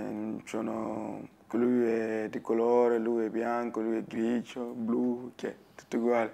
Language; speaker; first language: Italian; non-native, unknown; Wolof